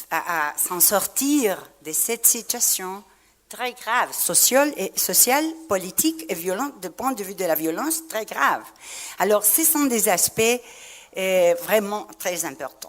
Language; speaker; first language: French; non-native, fluent; Spanish